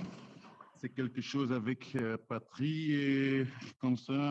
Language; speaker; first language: French; non-native, local second language; Dutch